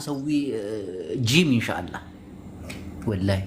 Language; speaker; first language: Arabic; non-native, learner; Amharic